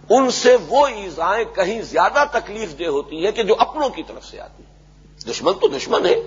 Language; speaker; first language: Urdu; native; Urdu